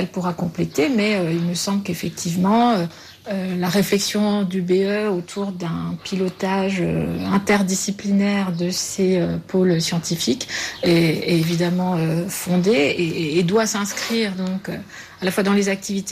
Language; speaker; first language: French; native; French